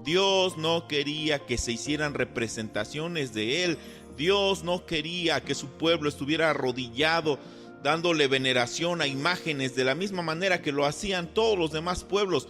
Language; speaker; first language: Spanish; native; Spanish